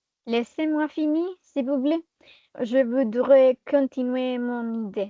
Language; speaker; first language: French; non-native, fluent; Spanish